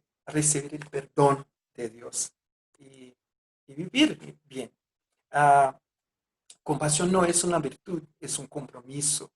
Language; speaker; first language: Spanish; non-native, fluent; Portuguese